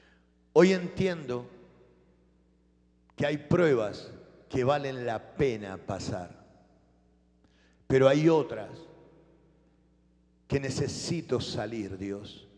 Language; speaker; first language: Spanish; native; Spanish